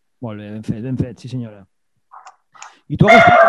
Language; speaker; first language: Catalan; native; Catalan